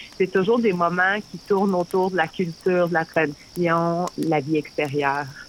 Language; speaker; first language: French; native; French